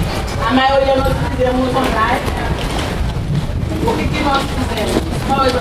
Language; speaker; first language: Portuguese; non-native, learner; Haitian Creole